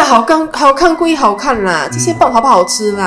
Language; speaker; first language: Chinese; native; Chinese